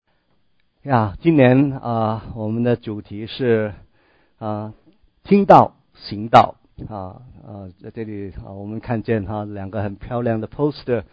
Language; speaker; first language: Chinese; native; Chinese